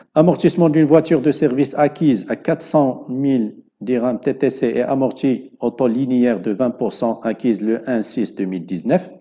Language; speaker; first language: French; non-native, local second language; Arabic